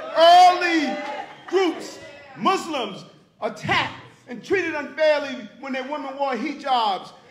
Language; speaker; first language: English; native; English